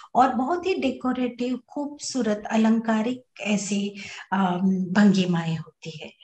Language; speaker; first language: Hindi; non-native, local second language; Marathi